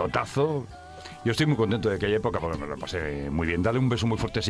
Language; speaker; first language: Spanish; native; Spanish